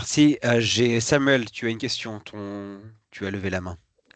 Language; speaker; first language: French; native; French